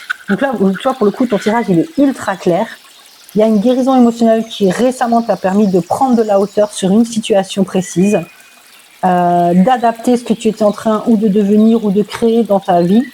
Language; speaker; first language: French; native; French